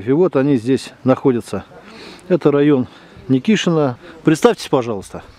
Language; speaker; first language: Russian; native; Russian